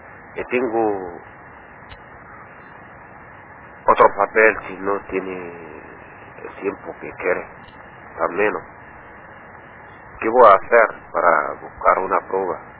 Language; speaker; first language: Spanish; non-native, learner; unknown